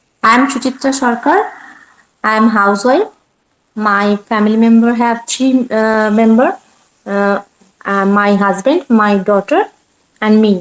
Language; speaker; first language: English; non-native, learner; Bangla